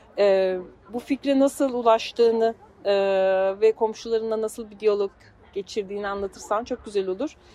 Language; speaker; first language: Turkish; native; Turkish